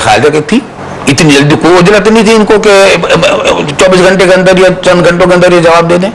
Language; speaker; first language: Urdu; native; Urdu